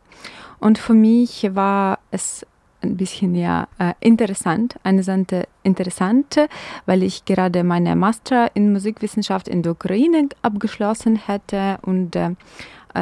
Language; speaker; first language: German; non-native, fluent; Ukrainian